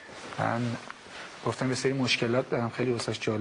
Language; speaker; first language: Persian; native; Persian